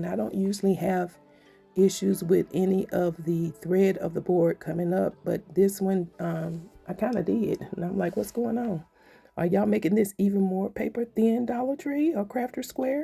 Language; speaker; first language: English; native; English